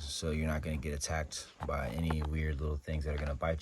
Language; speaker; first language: English; native; English